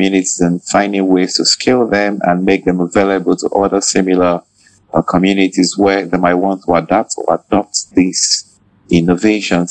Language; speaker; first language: English; non-native, local second language; Igbo